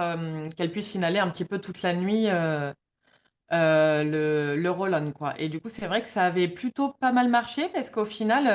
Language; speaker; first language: French; native; French